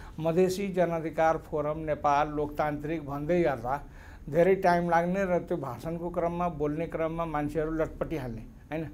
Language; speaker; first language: Nepali; non-native, local second language; Maithili